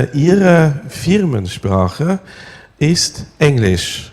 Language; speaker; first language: German; non-native, fluent; Norwegian